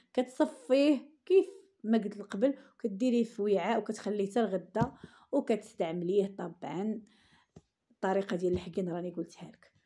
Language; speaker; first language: Arabic; native; Arabic